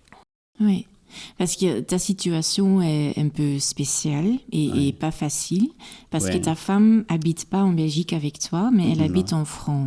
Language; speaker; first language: French; non-native, local second language; Dutch